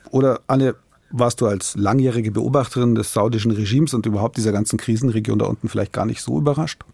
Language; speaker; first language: German; native; German